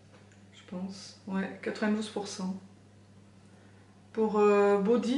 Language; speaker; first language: French; native; French